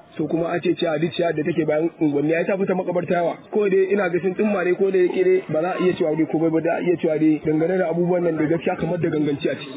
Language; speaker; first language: Hausa; native; Hausa